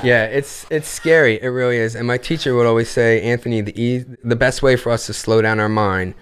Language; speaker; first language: English; native; English